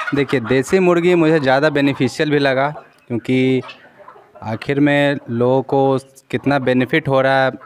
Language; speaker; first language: Hindi; native; Hindi